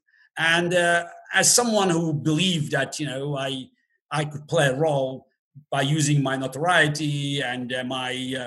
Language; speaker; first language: English; non-native, fluent; Russian